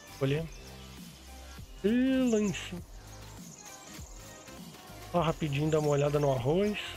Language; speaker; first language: Portuguese; native; Portuguese